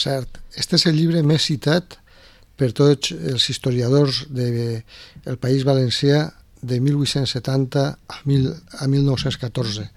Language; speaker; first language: Catalan; native; Catalan